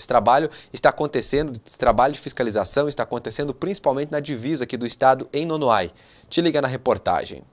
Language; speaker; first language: Portuguese; native; Portuguese